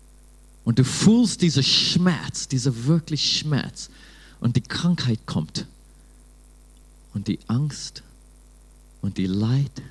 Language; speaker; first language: German; non-native, fluent; English